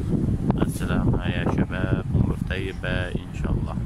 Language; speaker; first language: Arabic; non-native, learner; Azerbaijani